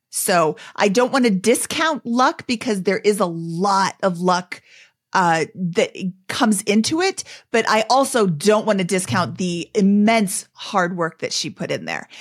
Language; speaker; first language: English; native; English